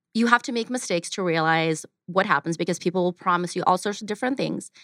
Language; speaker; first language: English; early bilingual, other home language; Ukrainian